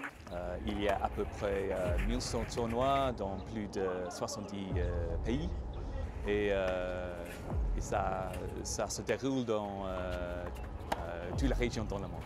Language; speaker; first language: French; non-native, fluent; English